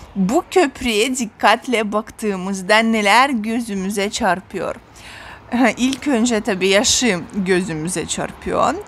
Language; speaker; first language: Turkish; non-native, fluent; Russian